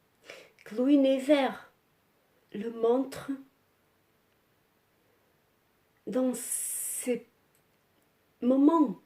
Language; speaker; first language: French; non-native, learner; Portuguese